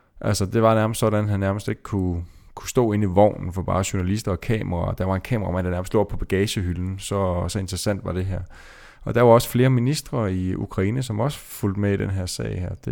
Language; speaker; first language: Danish; native; Danish